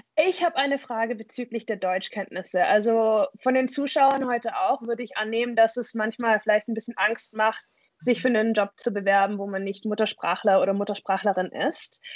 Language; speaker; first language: German; non-native, fluent; English